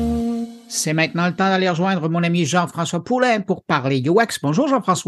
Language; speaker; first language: French; native; French